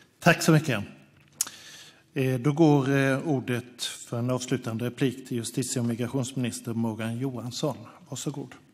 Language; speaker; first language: Swedish; native; Swedish